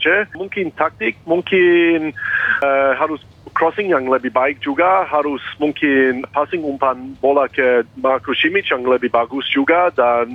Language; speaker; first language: Indonesian; non-native, fluent; English